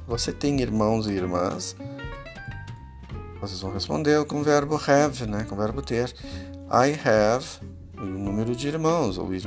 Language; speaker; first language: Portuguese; native; Portuguese